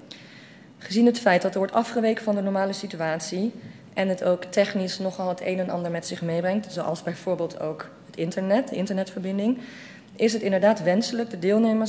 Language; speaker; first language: Dutch; native; Dutch